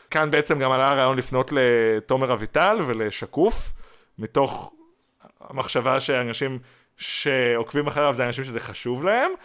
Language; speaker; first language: Hebrew; native; Hebrew